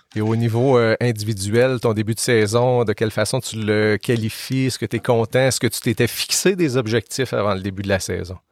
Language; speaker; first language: French; native; French